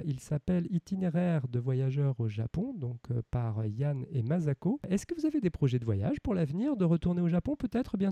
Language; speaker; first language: French; native; French